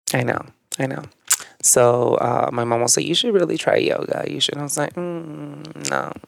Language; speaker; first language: English; early bilingual, other home language; Spanish